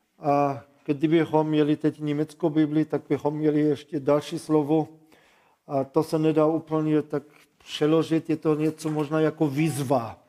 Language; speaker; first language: Czech; non-native, fluent; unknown